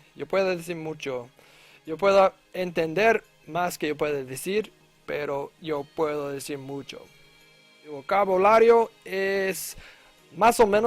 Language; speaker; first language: Spanish; non-native, learner; English